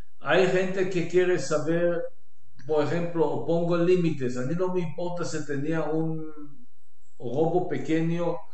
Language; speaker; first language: Spanish; non-native, learner; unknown